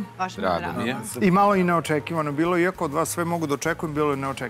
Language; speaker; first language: Serbian; native; Serbian